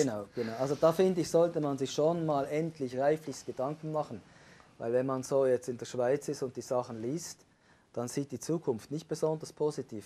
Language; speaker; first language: German; native; German